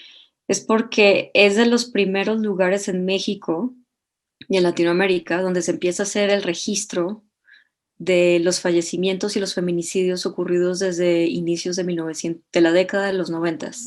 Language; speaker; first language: Spanish; native; Spanish